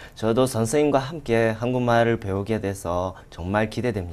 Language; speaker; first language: Korean; non-native, learner; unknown